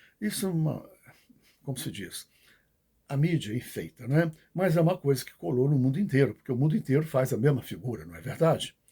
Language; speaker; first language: Portuguese; native; Portuguese